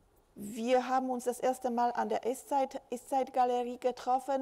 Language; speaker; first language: German; non-native, fluent; Polish